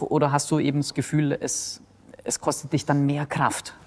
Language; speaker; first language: German; native; German